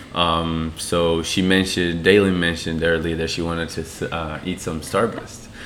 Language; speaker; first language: English; non-native, fluent; Portuguese